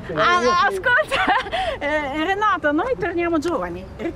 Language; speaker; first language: Italian; non-native, learner; Ukrainian